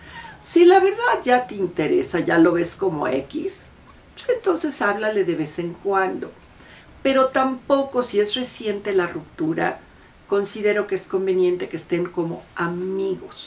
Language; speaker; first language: Spanish; native; Spanish